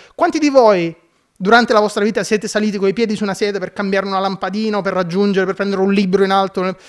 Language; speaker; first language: Italian; native; Italian